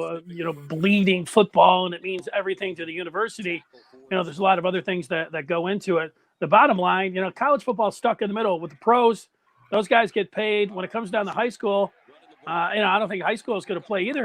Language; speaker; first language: English; native; English